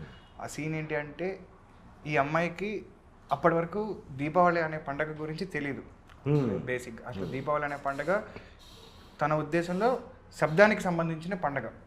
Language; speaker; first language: Telugu; native; Telugu